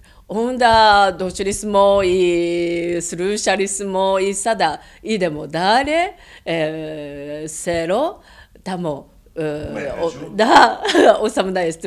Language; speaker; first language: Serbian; non-native, learner; Japanese